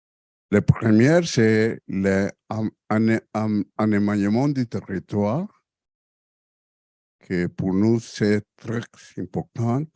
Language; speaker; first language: French; non-native, fluent; Spanish